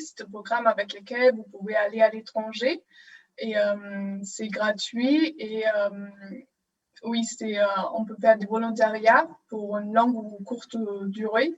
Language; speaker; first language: French; non-native, fluent; German